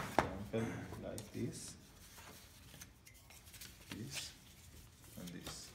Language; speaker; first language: English; non-native, learner; Persian